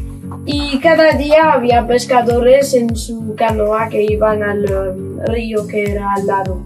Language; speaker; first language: Spanish; non-native, fluent; French